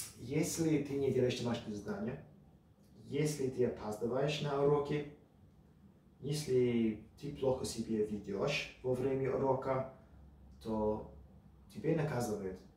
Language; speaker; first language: Russian; early bilingual, heritage; Russian